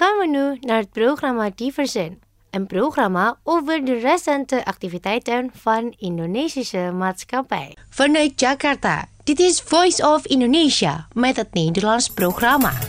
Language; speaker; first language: Dutch; non-native, fluent; Indonesian